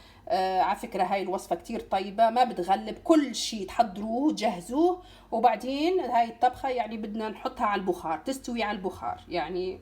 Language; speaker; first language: Arabic; native; Arabic